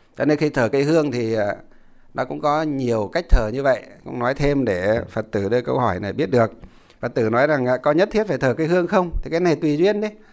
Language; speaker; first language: Vietnamese; non-native, local second language; Muong